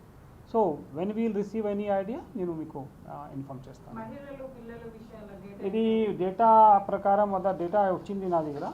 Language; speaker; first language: Telugu; non-native, local second language; Hindi